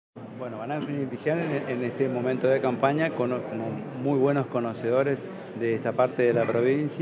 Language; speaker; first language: Spanish; native; Spanish